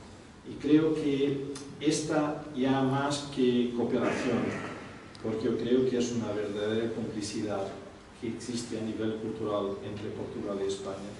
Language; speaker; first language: Spanish; non-native, fluent; Portuguese